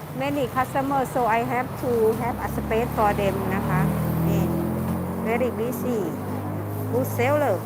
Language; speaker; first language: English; non-native, learner; Thai